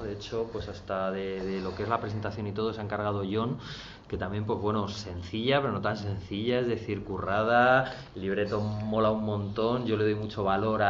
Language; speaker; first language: Spanish; native; Spanish